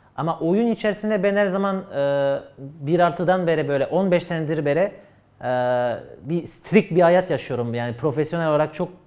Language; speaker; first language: Turkish; non-native, fluent; French